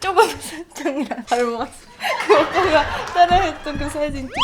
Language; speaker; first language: Korean; non-native, learner; Japanese